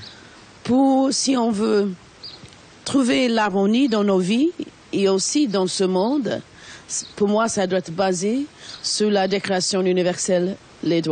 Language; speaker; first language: French; non-native, fluent; English